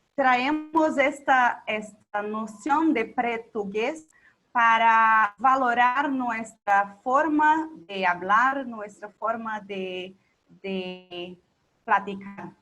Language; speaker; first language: Spanish; non-native, local second language; Portuguese